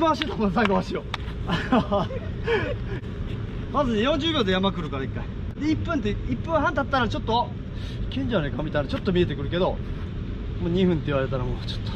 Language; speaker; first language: Japanese; native; Japanese